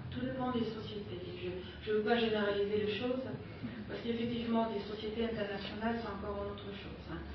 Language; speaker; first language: French; non-native, fluent; German